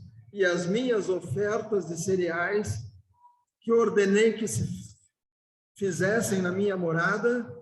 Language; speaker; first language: Portuguese; native; Portuguese